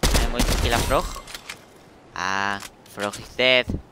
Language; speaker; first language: English; non-native, learner; Spanish